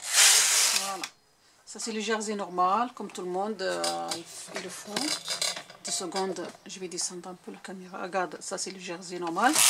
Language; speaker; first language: French; non-native, local second language; Arabic